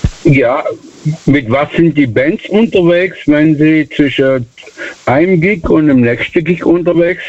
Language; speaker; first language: German; native; German